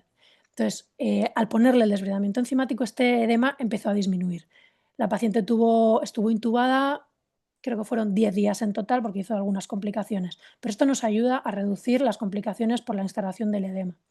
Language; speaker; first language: Spanish; native; Spanish